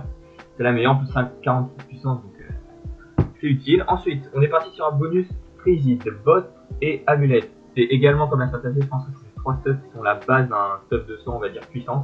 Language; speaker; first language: French; native; French